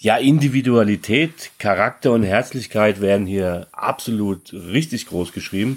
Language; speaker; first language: German; native; German